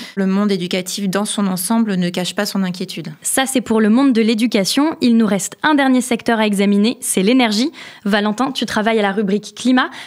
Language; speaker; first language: French; native; French